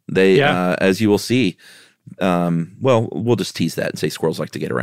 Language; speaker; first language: English; native; English